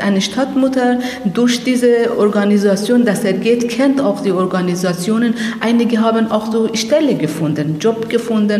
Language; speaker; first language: German; non-native, learner; Persian